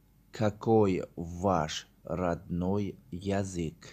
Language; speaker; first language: Russian; non-native, learner; Tajik